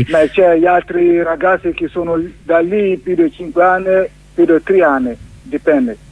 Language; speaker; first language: Italian; non-native, learner; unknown